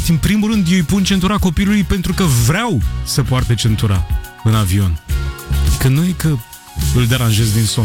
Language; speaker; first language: Romanian; native; Romanian